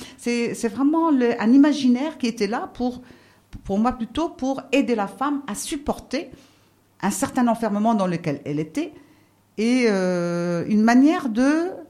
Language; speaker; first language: French; non-native, local second language; Arabic